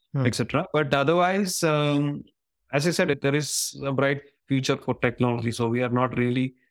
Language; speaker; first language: English; non-native, local second language; Malayalam